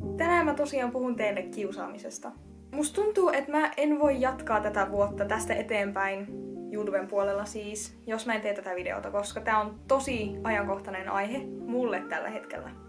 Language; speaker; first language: Finnish; early bilingual, other home language; Russian